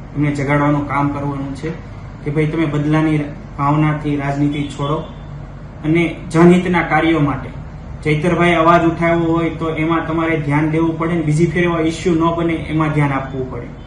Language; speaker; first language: Gujarati; native; Gujarati